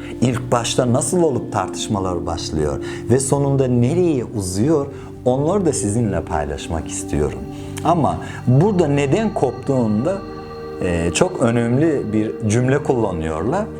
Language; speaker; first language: Turkish; non-native, fluent; Persian